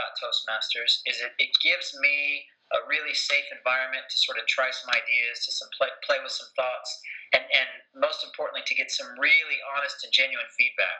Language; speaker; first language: English; native; English